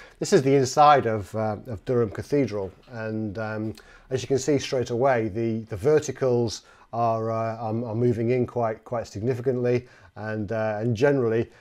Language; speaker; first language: English; native; English